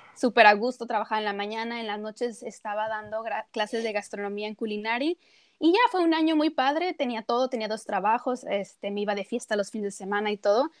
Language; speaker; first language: Spanish; native; Spanish